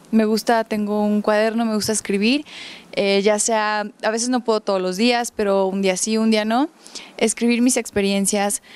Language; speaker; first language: Spanish; early bilingual, heritage; Spanish